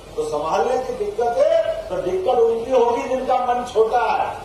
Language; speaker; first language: Hindi; native; Hindi